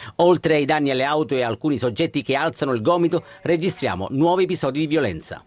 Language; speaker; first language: Italian; native; Italian